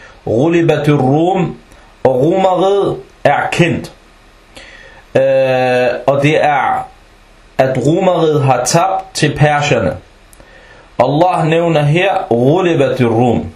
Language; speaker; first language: Danish; early bilingual, other home language; Arabic